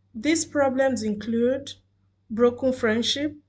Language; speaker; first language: English; non-native, local second language; Yoruba